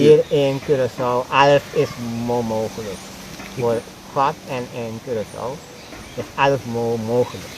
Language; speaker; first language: Dutch; non-native, local second language; Papiamento